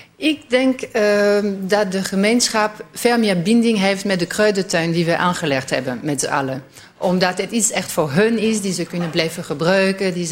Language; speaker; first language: Dutch; non-native, fluent; French